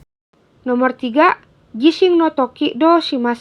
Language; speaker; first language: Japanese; non-native, fluent; Indonesian